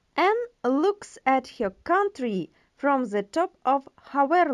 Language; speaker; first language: English; non-native, fluent; Ukrainian